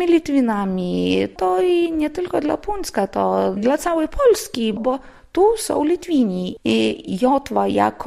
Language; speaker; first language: Polish; non-native, local second language; Lithuanian